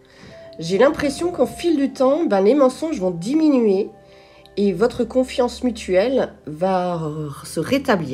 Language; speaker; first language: French; native; French